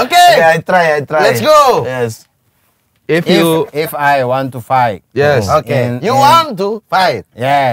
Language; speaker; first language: English; non-native, learner; Indonesian